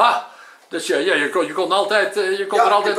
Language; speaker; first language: Dutch; native; Dutch